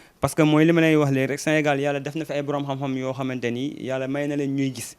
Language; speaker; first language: Wolof; native; Wolof